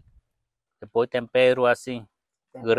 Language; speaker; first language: Portuguese; non-native, learner; Vietnamese